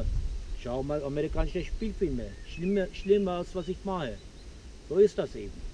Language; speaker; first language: German; non-native, fluent; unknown